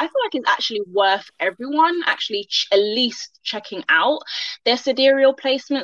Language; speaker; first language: English; native; English